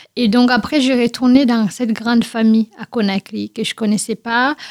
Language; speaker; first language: French; non-native, local second language; Fula